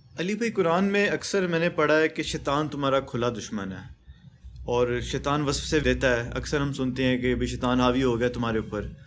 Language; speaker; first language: Urdu; native; Urdu